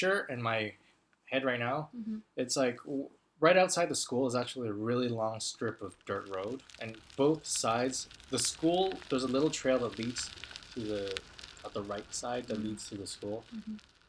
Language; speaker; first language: English; non-native, local second language; Cantonese